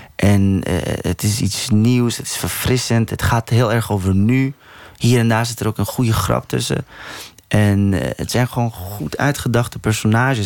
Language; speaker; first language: Dutch; early bilingual, other home language; Persian